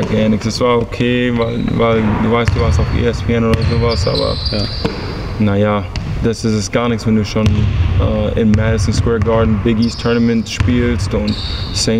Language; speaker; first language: German; early bilingual, heritage; English